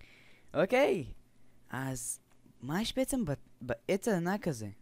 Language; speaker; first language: Hebrew; native; Hebrew